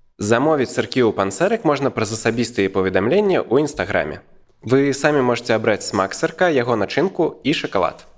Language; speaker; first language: Belarusian; native; Belarusian